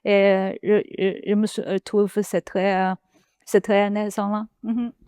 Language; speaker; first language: French; non-native, learner; Chinese